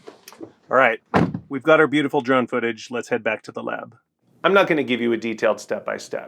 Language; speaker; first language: English; native; English